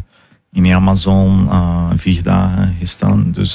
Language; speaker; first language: Dutch; early bilingual, heritage; Portuguese